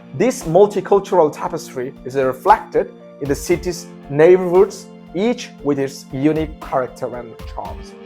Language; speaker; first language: English; non-native, local second language; Bangla